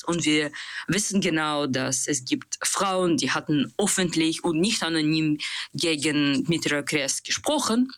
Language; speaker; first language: German; non-native, learner; Russian